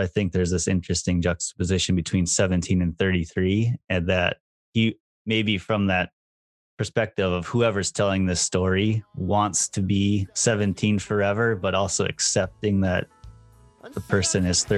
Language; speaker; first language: English; native; English